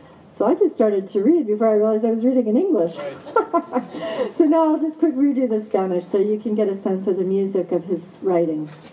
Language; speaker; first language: English; native; English